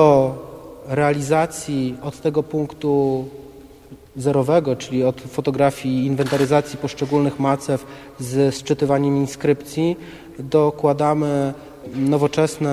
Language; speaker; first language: Polish; native; Polish